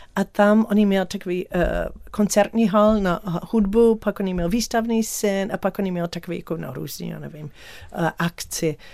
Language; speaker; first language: Czech; non-native, learner; English